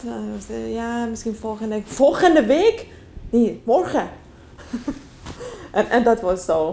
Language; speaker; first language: Dutch; non-native, fluent; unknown